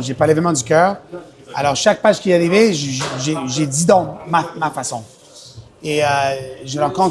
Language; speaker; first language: French; non-native, local second language; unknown